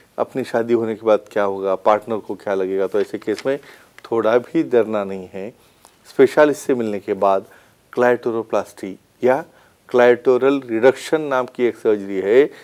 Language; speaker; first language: Hindi; non-native, local second language; Marathi